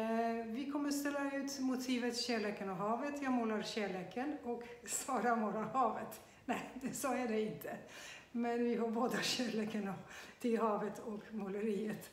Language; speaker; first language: Swedish; non-native, fluent; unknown